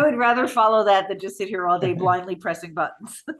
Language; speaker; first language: English; native; English